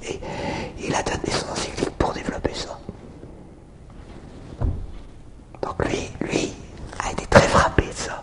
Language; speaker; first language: French; native; French